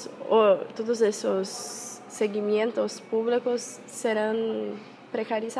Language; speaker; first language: Spanish; non-native, fluent; Portuguese